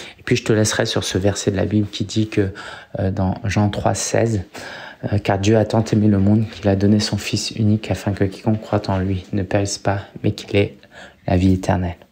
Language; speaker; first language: French; early bilingual, other home language; Chinese